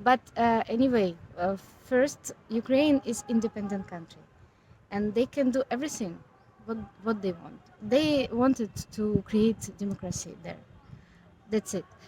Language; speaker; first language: English; non-native, learner; Ukrainian